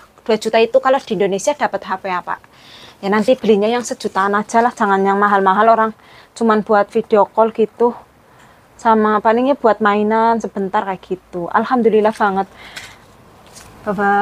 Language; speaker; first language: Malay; non-native, local second language; Javanese